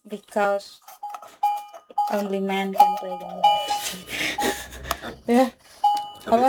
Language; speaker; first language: English; non-native, learner; Indonesian